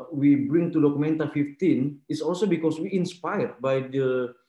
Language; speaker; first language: English; non-native, fluent; Indonesian